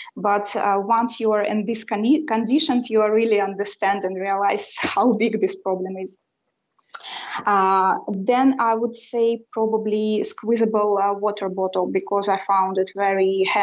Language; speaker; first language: English; non-native, fluent; Russian